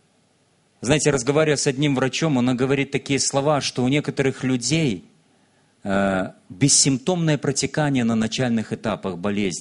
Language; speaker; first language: Russian; native; Russian